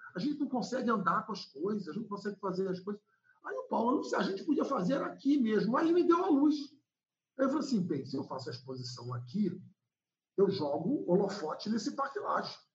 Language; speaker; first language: Portuguese; native; Portuguese